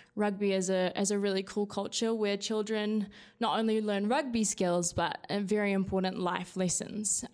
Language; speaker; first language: English; native; English